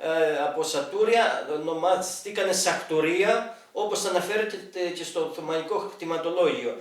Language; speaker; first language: Greek; native; Greek